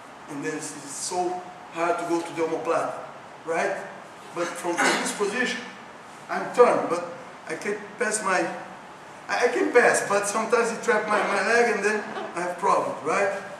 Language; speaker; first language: English; non-native, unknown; Portuguese